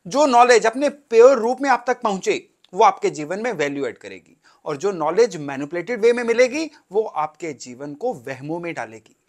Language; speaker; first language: Hindi; native; Hindi